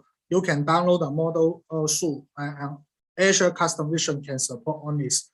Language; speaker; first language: English; non-native, learner; Cantonese